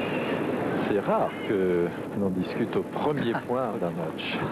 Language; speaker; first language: French; native; French